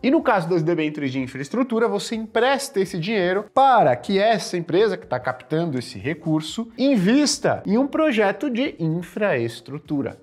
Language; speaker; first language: Portuguese; native; Portuguese